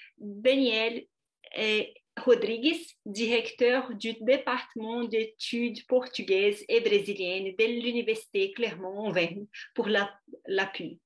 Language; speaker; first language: French; non-native, fluent; Portuguese